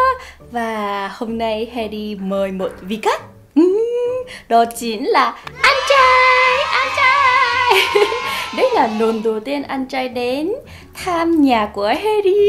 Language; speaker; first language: Vietnamese; non-native, fluent; Korean